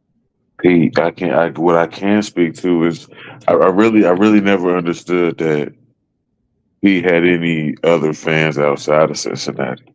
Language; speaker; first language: English; native; English